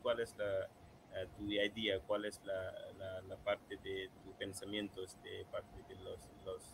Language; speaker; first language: Spanish; non-native, learner; Bangla